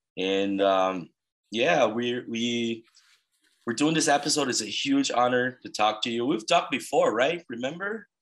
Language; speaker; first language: English; non-native, fluent; Portuguese